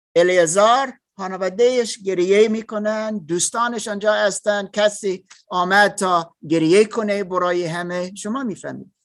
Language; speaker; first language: Persian; non-native, learner; German